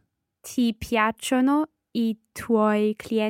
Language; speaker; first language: Italian; non-native, learner; English